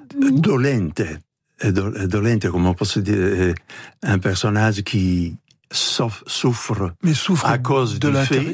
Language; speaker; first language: French; non-native, fluent; Italian